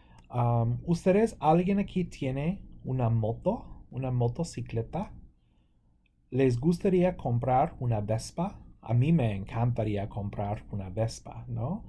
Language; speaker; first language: Spanish; non-native, fluent; English